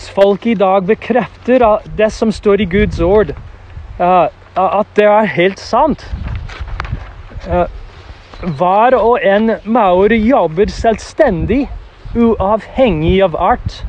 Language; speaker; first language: Norwegian; non-native, fluent; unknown